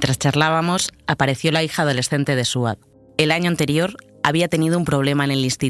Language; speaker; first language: Spanish; native; Spanish